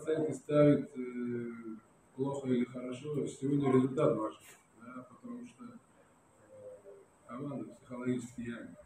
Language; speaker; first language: Russian; non-native, local second language; Uzbek